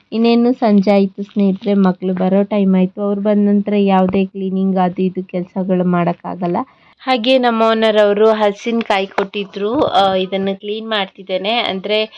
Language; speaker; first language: Kannada; non-native, local second language; Tulu